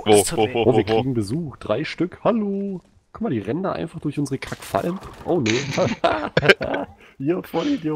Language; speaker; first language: German; native; German